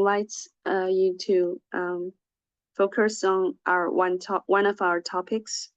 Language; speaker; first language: English; non-native, fluent; Chinese